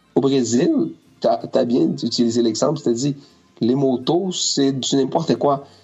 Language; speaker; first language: French; non-native, fluent; Portuguese